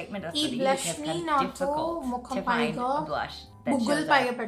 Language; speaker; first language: Telugu; native; Telugu